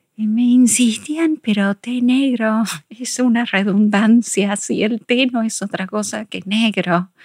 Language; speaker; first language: Spanish; non-native, fluent; English